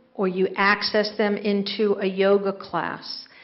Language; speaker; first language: English; native; English